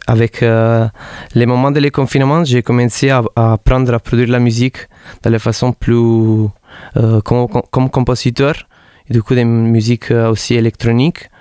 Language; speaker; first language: French; non-native, fluent; Italian